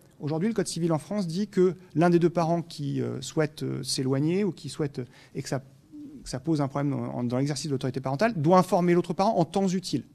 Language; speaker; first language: French; native; French